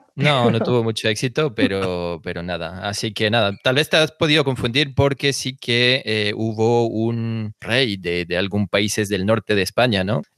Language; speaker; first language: Spanish; non-native, fluent; French